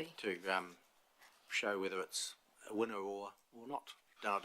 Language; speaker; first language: English; native; English